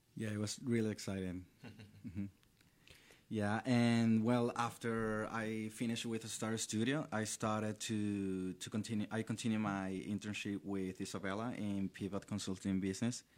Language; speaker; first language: English; non-native, learner; Spanish